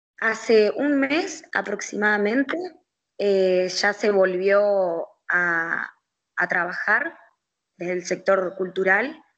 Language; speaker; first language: Spanish; native; Spanish